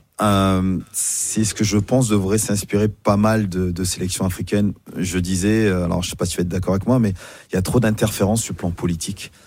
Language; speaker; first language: French; native; French